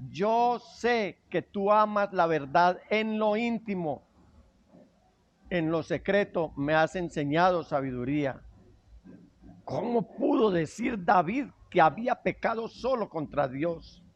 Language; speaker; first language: Spanish; native; Spanish